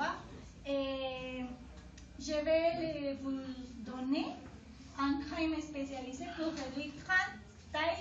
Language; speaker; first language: French; non-native, learner; Spanish